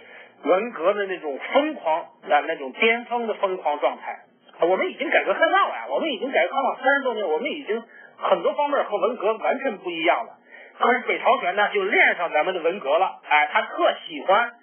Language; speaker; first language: Chinese; native; Chinese